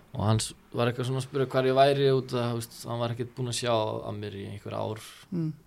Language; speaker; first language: Icelandic; early bilingual, other home language; Serbian